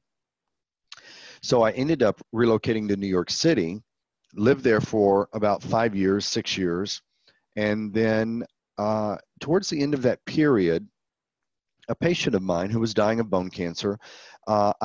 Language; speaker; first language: English; native; English